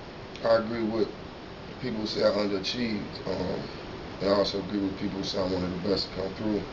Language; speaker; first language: English; native; English